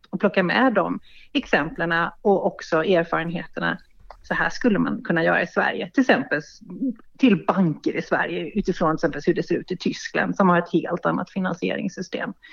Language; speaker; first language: Swedish; native; Swedish